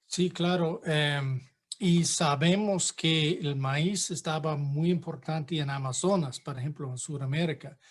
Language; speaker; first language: Spanish; non-native, fluent; English